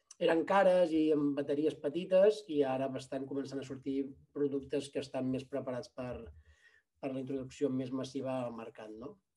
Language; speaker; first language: Catalan; native; Catalan